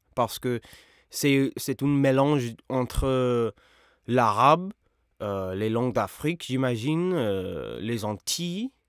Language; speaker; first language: French; non-native, learner; English